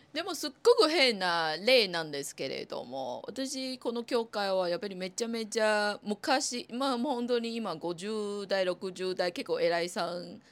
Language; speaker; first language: Japanese; non-native, fluent; Chinese